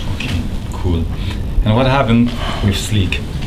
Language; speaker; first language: English; non-native, fluent; French